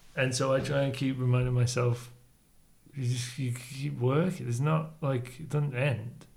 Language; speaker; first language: English; native; English